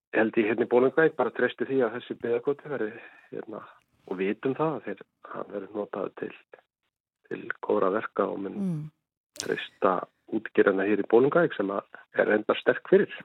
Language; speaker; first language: Icelandic; native; Icelandic